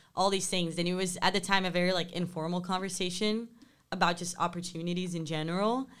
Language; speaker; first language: English; non-native, fluent; Portuguese